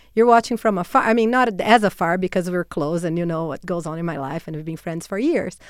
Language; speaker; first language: English; non-native, fluent; Portuguese